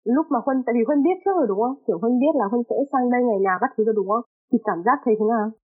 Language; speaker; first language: Vietnamese; native; Vietnamese